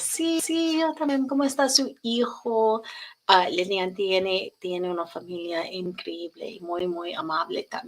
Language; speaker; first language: Spanish; non-native, learner; English